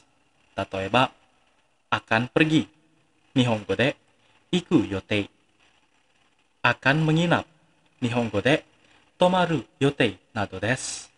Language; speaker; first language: Japanese; non-native, fluent; Indonesian